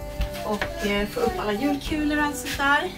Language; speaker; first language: Swedish; native; Swedish